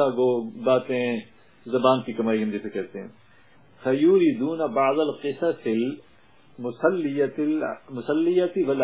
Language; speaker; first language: Urdu; non-native, local second language; Punjabi